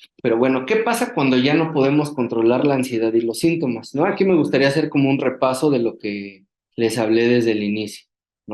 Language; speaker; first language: Spanish; native; Spanish